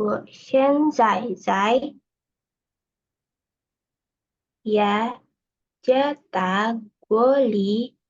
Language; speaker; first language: Chinese; non-native, learner; Indonesian